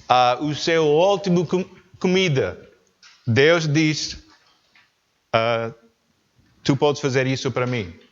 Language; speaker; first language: Portuguese; non-native, learner; English